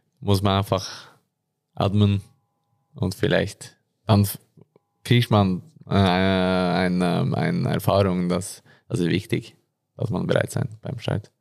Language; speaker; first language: German; non-native, learner; Norwegian